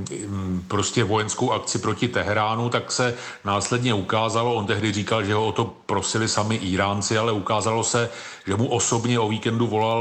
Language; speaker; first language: Czech; native; Czech